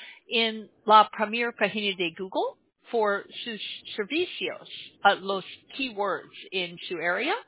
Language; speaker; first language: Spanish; non-native, learner; English